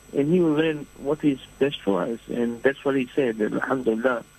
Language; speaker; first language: English; non-native, fluent; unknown